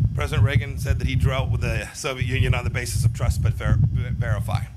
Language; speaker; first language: English; native; English